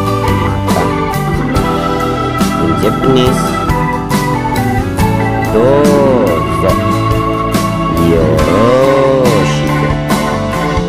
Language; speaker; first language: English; non-native, learner; Indonesian